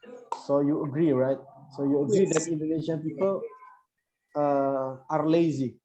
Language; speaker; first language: English; non-native, fluent; Indonesian